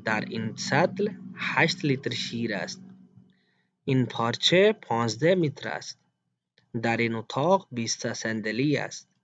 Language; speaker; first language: Persian; non-native, fluent; Urdu